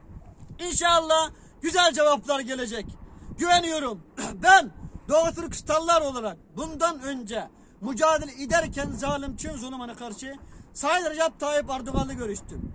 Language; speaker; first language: Turkish; non-native, learner; Uyghur